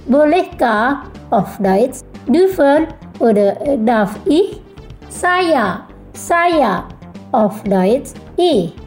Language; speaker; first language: German; non-native, fluent; Indonesian